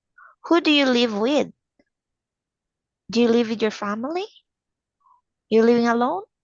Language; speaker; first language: English; non-native, fluent; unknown